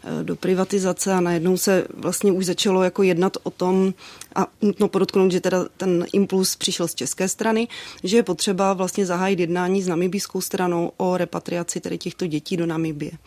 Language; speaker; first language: Czech; native; Czech